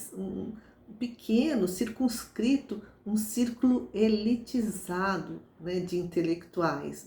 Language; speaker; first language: Portuguese; native; Portuguese